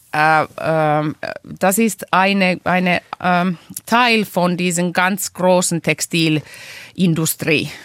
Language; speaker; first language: German; non-native, fluent; Finnish